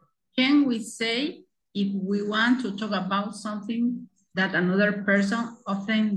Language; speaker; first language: English; non-native, learner; Spanish